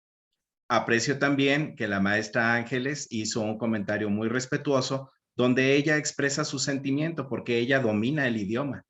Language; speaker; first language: Spanish; native; Spanish